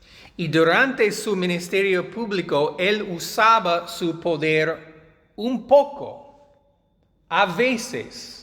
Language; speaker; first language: Spanish; non-native, fluent; English